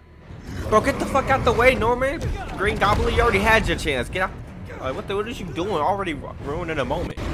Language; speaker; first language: English; native; English